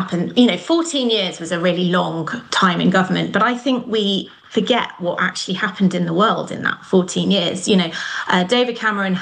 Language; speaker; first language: English; native; English